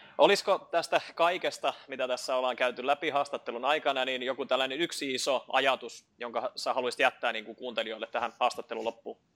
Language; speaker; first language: Finnish; native; Finnish